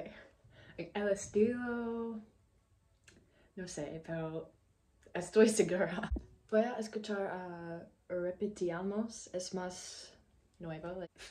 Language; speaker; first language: Spanish; non-native, learner; English